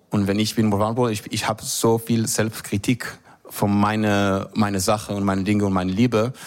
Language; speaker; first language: German; non-native, learner; Hebrew